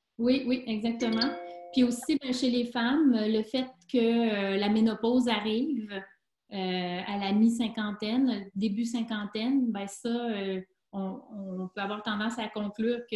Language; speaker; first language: French; native; French